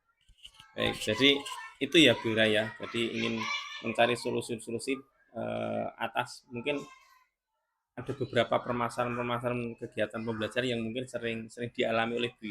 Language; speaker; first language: Indonesian; native; Indonesian